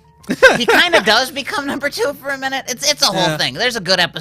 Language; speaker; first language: English; native; English